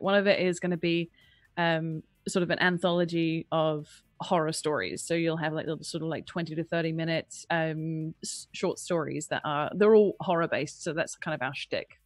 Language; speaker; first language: English; native; English